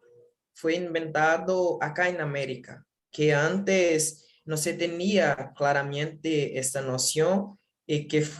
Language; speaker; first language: Spanish; non-native, learner; Portuguese